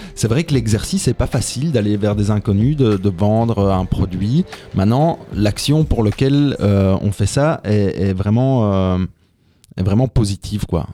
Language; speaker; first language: French; native; French